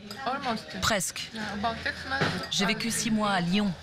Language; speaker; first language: French; non-native, learner; Korean